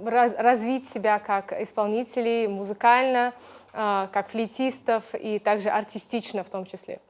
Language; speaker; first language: Russian; native; Russian